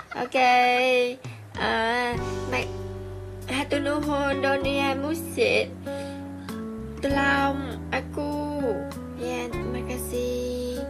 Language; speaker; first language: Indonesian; non-native, learner; Vietnamese